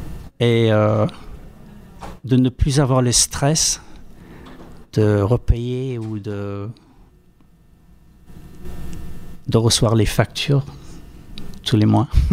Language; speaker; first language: French; non-native, fluent; English